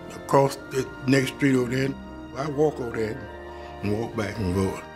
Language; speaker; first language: English; native; English